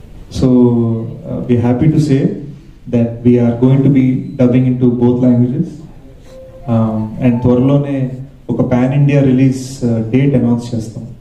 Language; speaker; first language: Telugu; early bilingual, heritage; Telugu